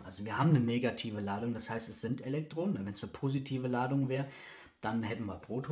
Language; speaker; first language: German; native; German